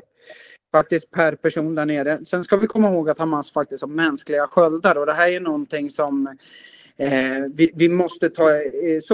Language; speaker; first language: Swedish; native; Swedish